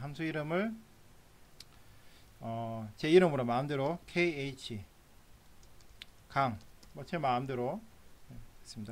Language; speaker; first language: Korean; native; Korean